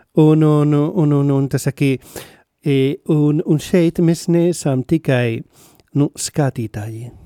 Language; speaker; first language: Latvian; non-native, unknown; Spanish